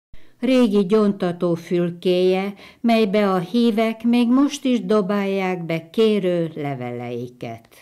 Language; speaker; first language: Hungarian; native; Hungarian